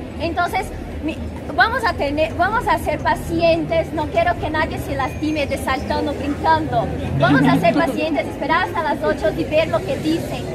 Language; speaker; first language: Spanish; non-native, fluent; Portuguese